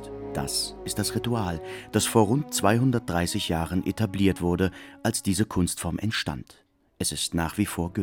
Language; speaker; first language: German; native; German